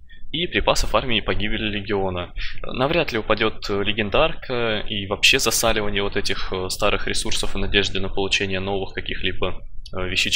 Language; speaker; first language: Russian; native; Russian